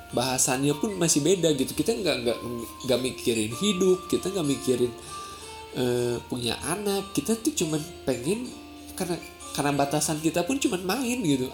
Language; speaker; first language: Indonesian; non-native, local second language; Sundanese